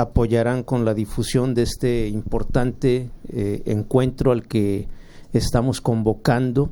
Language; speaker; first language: Spanish; native; Spanish